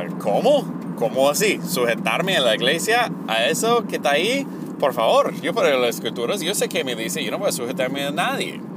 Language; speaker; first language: Spanish; non-native, fluent; English